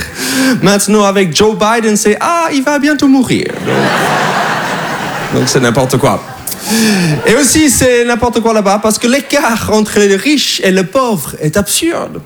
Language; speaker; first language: French; non-native, fluent; English